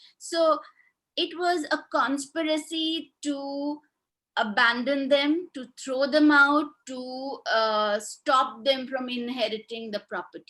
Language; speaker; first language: English; non-native, local second language; Hindi